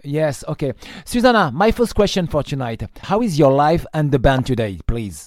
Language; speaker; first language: English; non-native, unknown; French